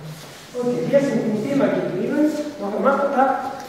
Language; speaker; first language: German; non-native, fluent; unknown